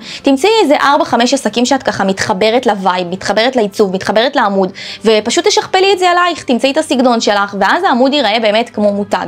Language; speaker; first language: Hebrew; native; Hebrew